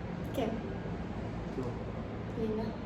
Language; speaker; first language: Spanish; native; Spanish